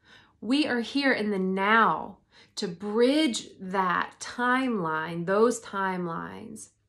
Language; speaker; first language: English; native; English